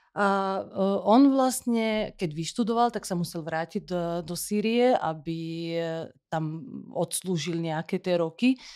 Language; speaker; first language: Slovak; early bilingual, heritage; Slovak